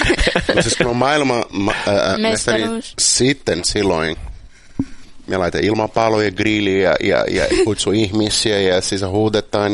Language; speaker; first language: Finnish; non-native, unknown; Portuguese